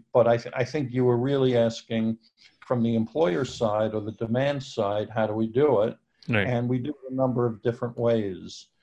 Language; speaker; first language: English; native; English